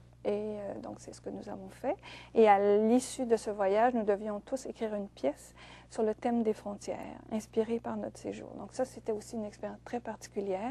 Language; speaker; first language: French; native; French